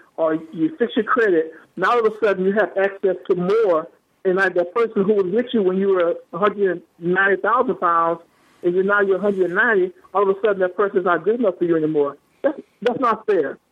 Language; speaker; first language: English; native; English